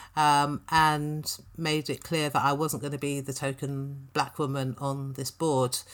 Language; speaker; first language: English; native; English